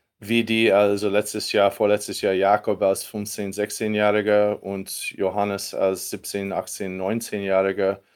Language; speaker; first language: German; non-native, fluent; English